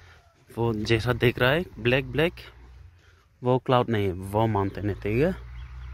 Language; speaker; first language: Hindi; non-native, local second language; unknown